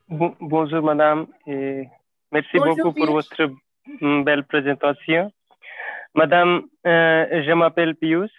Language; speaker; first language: French; non-native, fluent; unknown